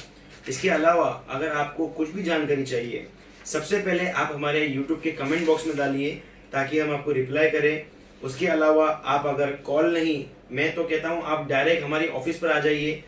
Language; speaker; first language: Hindi; native; Hindi